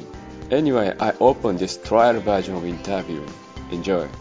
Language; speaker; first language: English; non-native, learner; Japanese